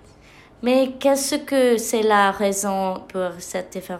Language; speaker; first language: French; non-native, learner; English